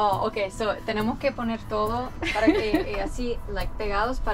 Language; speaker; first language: Spanish; non-native, fluent; English